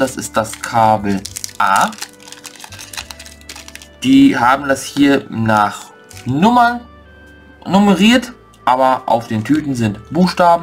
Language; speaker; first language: German; native; German